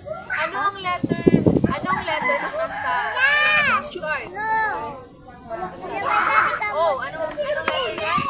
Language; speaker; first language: Filipino; native; Filipino